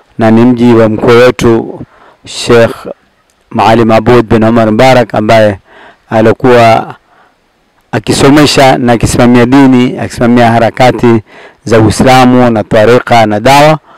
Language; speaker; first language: Swahili; native; Swahili